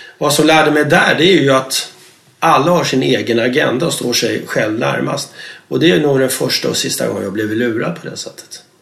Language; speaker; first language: Swedish; native; Swedish